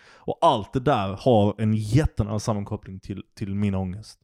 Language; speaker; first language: Swedish; early bilingual, other home language; Turkish